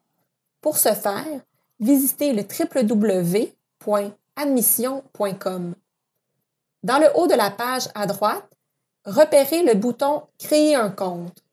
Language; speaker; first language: French; native; French